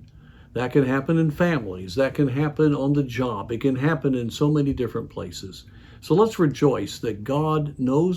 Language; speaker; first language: English; native; English